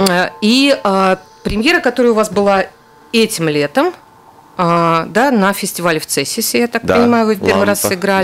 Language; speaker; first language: Russian; native; Russian